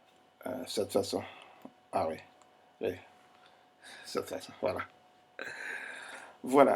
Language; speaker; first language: French; non-native, fluent; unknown